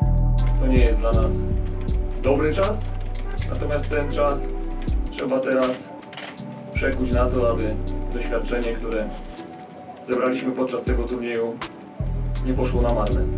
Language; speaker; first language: Polish; native; Polish